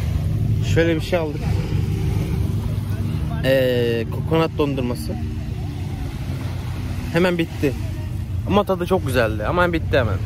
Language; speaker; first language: Turkish; native; Turkish